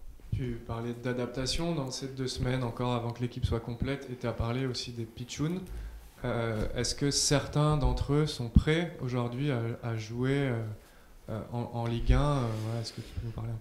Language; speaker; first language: French; native; French